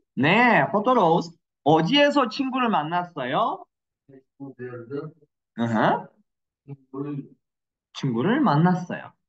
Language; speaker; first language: Korean; non-native, fluent; Kyrgyz